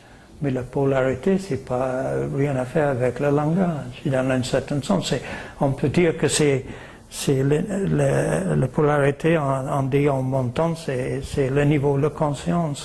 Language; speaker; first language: French; non-native, learner; English